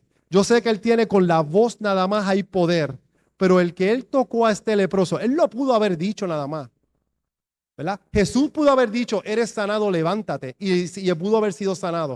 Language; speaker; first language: Spanish; native; Spanish